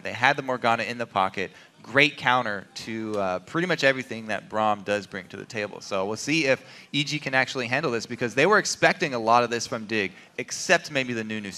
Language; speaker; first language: English; native; English